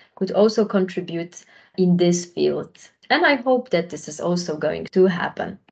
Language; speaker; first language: English; non-native, fluent; Polish